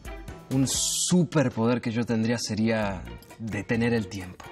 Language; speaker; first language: Spanish; native; Spanish